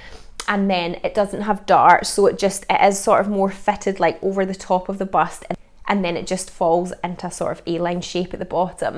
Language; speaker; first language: English; native; English